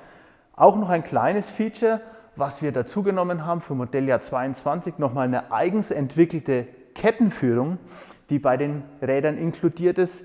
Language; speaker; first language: German; native; German